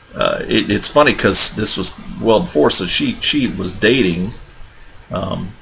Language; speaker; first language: English; native; English